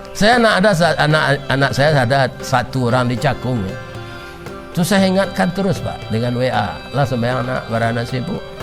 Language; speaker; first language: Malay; non-native, local second language; Minangkabau